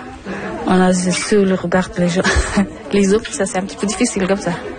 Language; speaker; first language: French; non-native, learner; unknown